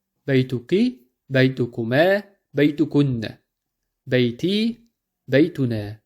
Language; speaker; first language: Arabic; non-native, fluent; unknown